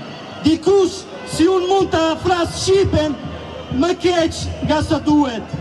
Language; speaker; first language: Albanian; early bilingual, heritage; Italian